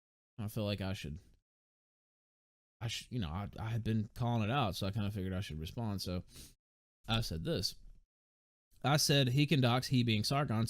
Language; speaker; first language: English; native; English